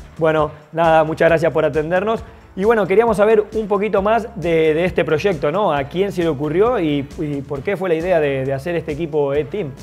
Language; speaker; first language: Spanish; native; Spanish